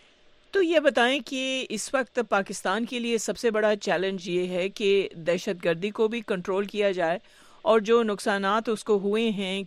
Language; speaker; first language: Urdu; native; Urdu